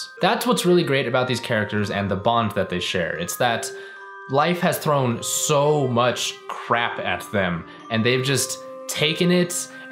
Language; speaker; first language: English; native; English